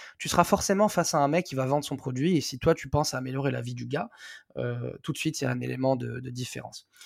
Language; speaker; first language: French; non-native, local second language; Arabic